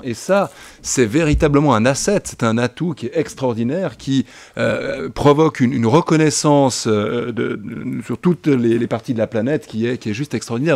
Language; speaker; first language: French; native; French